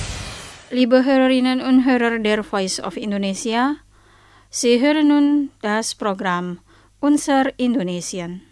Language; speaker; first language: German; non-native, fluent; Indonesian